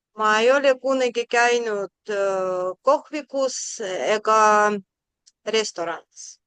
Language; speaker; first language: Estonian; non-native, learner; Russian